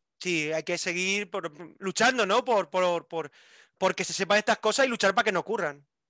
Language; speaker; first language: Spanish; native; Spanish